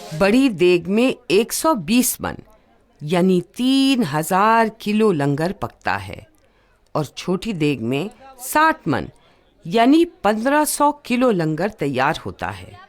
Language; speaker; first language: Urdu; native; Urdu